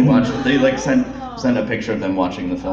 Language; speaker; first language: English; native; English